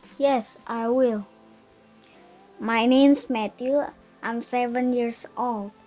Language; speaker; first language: English; non-native, learner; Indonesian